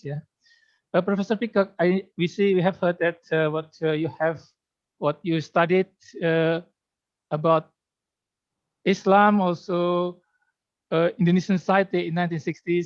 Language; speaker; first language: English; non-native, fluent; Indonesian